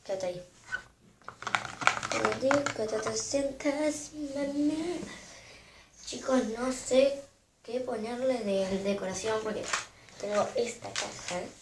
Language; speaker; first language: Spanish; native; Spanish